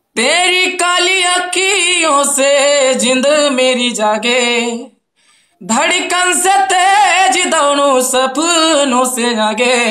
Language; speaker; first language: Hindi; native; Hindi